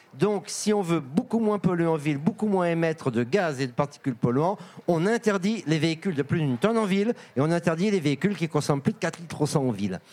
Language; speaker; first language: French; native; French